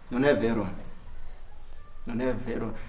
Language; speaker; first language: Italian; non-native, fluent; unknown